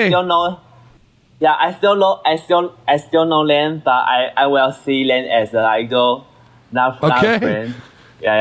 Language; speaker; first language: English; non-native, learner; Chinese